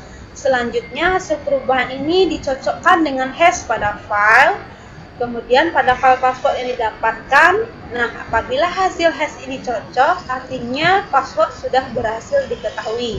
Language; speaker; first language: Indonesian; native; Indonesian